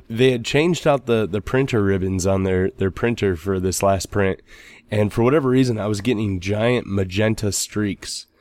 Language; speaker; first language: English; native; English